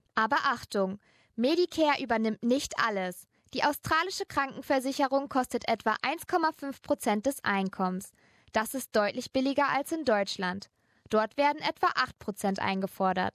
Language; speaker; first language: German; native; German